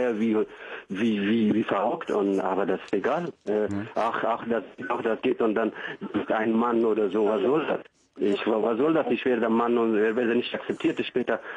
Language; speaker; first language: German; non-native, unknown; Arabic